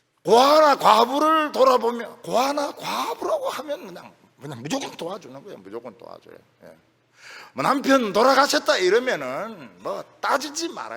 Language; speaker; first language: Korean; native; Korean